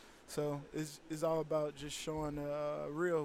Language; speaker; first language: English; native; English